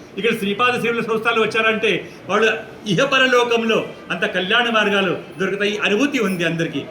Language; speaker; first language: Telugu; non-native, fluent; Marathi